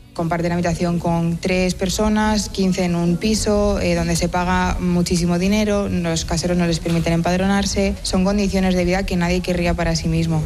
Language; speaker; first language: Spanish; native; Spanish